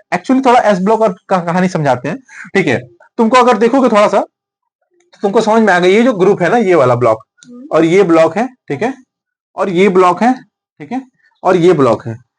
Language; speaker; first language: Hindi; native; Hindi